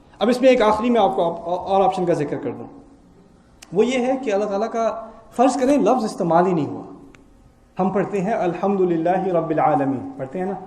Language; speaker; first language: Urdu; early bilingual, heritage; Urdu